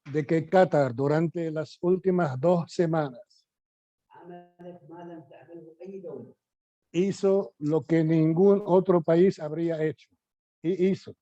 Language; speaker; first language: Spanish; non-native, fluent; Arabic